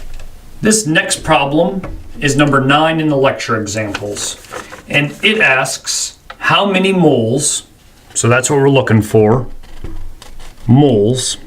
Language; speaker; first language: English; native; English